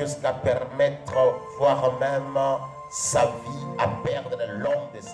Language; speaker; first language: French; non-native, local second language; Lingala